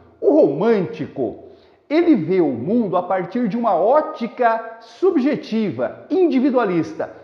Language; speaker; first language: Portuguese; native; Portuguese